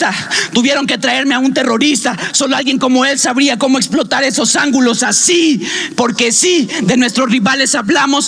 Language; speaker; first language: Spanish; native; Spanish